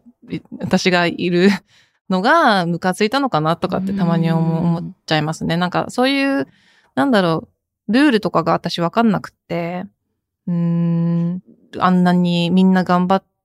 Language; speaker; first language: Japanese; early bilingual, heritage; Japanese